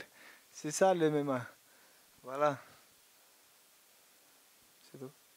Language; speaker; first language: French; non-native, learner; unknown